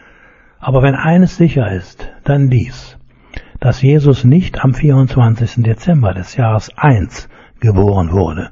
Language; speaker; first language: German; native; German